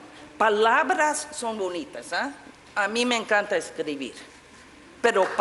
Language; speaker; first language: Spanish; non-native, fluent; English